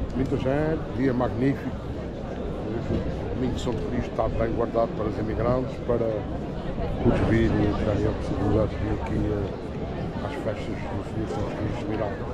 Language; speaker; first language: Portuguese; native; Portuguese